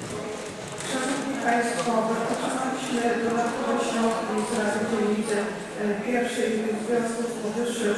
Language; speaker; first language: Polish; native; Polish